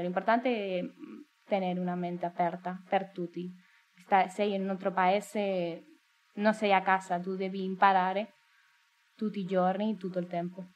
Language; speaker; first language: Italian; non-native, learner; Spanish